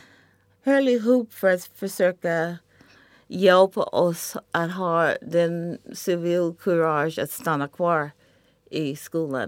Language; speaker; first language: Swedish; non-native, fluent; English